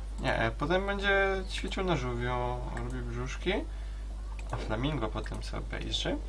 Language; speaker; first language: Polish; native; Polish